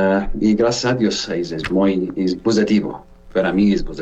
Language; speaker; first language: Spanish; non-native, learner; Arabic